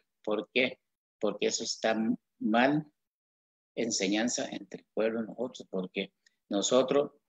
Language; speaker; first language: Spanish; non-native, local second language; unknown